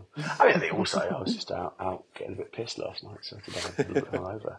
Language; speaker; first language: English; native; English